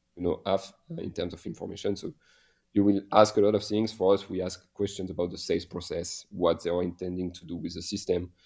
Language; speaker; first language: English; non-native, fluent; French